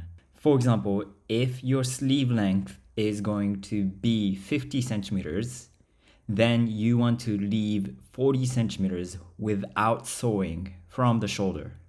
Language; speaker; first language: English; non-native, fluent; Japanese